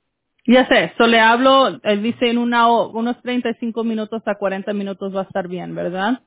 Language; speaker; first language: Spanish; early bilingual, heritage; English